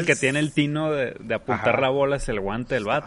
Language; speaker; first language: Spanish; native; Spanish